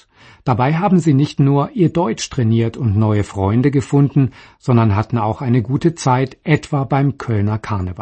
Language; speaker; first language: German; native; German